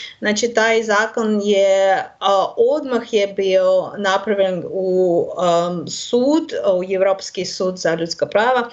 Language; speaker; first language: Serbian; non-native, learner; Russian